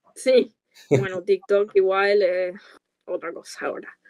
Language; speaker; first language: Spanish; non-native, fluent; English